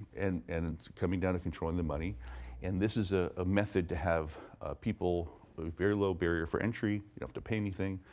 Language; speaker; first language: English; native; English